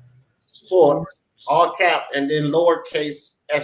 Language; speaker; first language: English; native; English